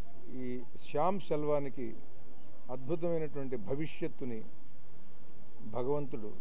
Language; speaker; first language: Telugu; native; Telugu